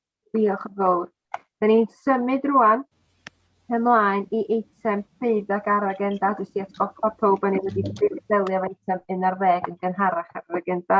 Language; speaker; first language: Welsh; native; Welsh